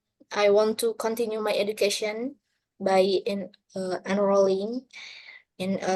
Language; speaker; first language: English; non-native, learner; Indonesian